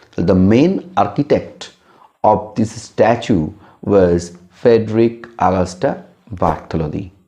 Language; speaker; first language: English; non-native, local second language; Bangla